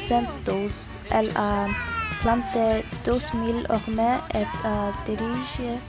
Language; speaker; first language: French; non-native, learner; Icelandic